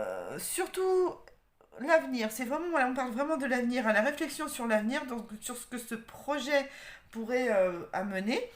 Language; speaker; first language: French; native; French